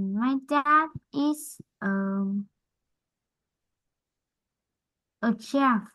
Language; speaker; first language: English; non-native, learner; Vietnamese